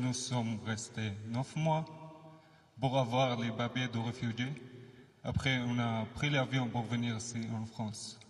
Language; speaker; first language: French; non-native, learner; Arabic